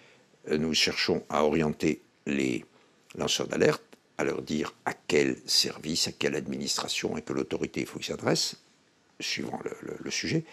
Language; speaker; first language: French; native; French